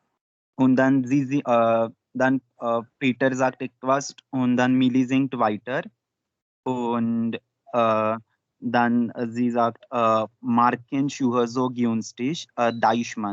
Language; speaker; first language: German; non-native, learner; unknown